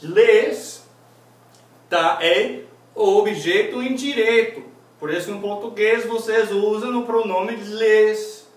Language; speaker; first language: Portuguese; non-native, fluent; English